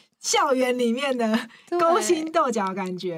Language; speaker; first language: Chinese; native; Chinese